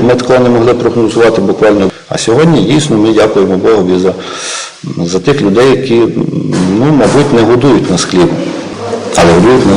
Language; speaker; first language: Ukrainian; native; Ukrainian